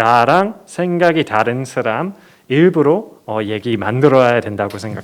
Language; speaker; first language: Korean; non-native, fluent; English